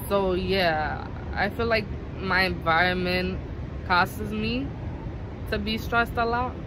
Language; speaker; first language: English; native; English